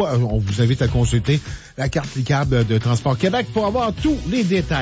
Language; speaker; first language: French; native; French